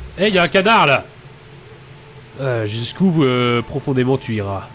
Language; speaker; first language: French; native; French